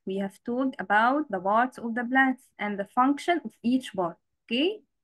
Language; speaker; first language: English; non-native, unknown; Arabic